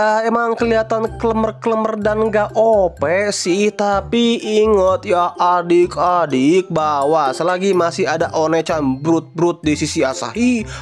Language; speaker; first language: Indonesian; native; Indonesian